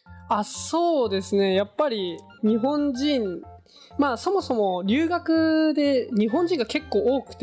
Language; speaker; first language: Japanese; native; Japanese